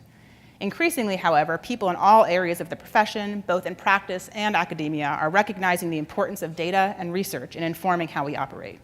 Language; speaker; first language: English; native; English